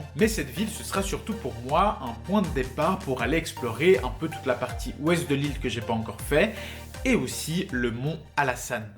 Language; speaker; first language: French; native; French